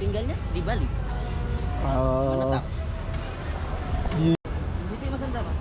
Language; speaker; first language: Indonesian; non-native, local second language; Javanese